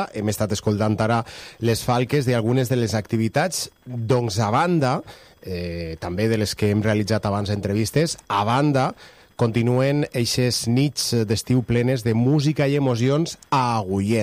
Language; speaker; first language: Catalan; native; Catalan